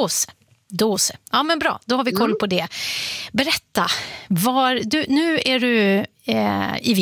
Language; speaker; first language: Swedish; native; Swedish